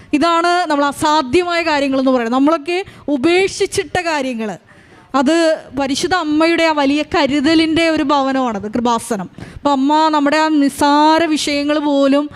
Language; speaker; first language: Malayalam; native; Malayalam